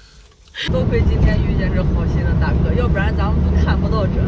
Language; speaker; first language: Chinese; native; Chinese